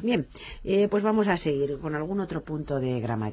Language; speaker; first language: Spanish; native; Spanish